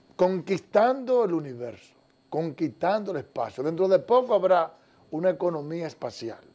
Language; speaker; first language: Spanish; native; Spanish